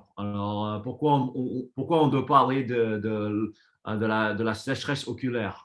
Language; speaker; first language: French; non-native, fluent; English